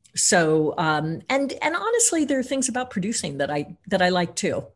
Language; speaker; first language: English; native; English